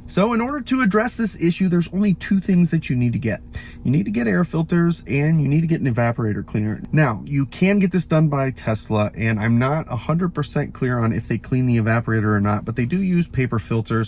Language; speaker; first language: English; native; English